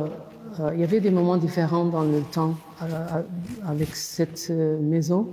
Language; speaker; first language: French; non-native, fluent; Portuguese